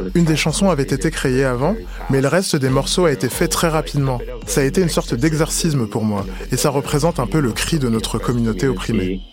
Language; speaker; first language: French; non-native, fluent; Polish